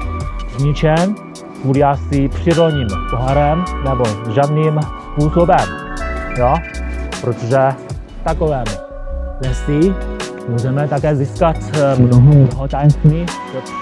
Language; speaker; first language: Czech; non-native, learner; Chinese